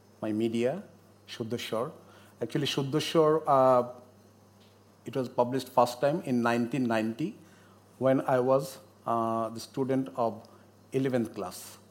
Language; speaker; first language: English; non-native, local second language; Bangla